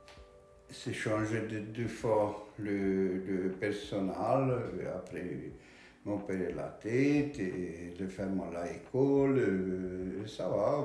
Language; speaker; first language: French; non-native, learner; Romanian